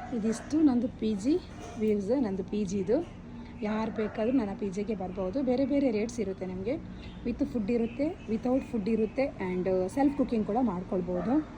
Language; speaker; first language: Kannada; non-native, local second language; Tulu